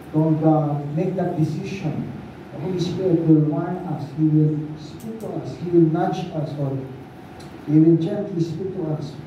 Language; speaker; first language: English; non-native, local second language; Filipino